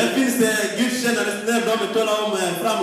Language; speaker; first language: Swedish; non-native, fluent; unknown